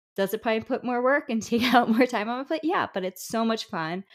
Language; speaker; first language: English; native; English